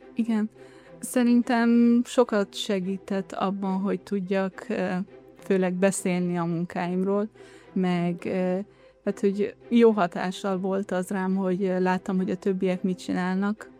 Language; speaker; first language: Hungarian; early bilingual, heritage; Hungarian